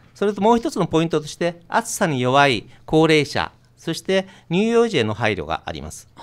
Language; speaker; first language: Japanese; native; Japanese